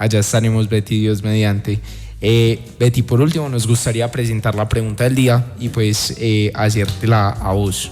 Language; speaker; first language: Spanish; native; Spanish